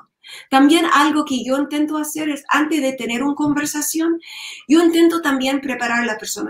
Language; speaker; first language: Spanish; non-native, learner; English